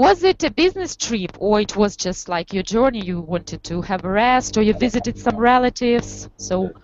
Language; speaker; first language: English; non-native, fluent; Russian